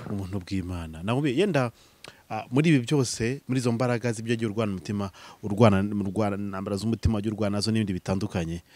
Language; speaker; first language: Kinyarwanda; native; Kinyarwanda